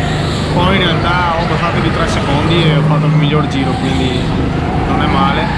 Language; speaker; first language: Italian; native; Italian